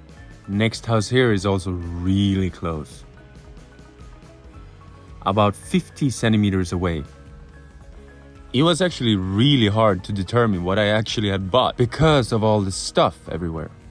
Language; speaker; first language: English; non-native, fluent; Swedish